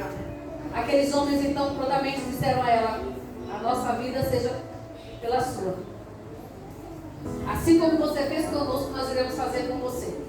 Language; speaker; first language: Portuguese; native; Portuguese